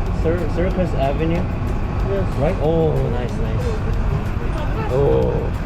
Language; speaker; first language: English; non-native, learner; Korean